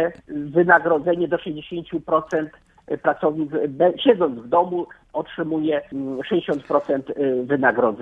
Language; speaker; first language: Polish; native; Polish